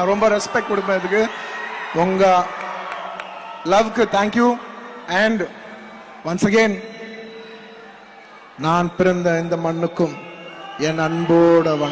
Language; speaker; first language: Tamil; non-native, local second language; Telugu